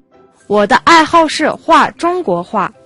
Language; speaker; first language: Chinese; non-native, fluent; Mongolian